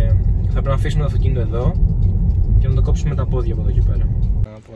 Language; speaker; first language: Greek; native; Greek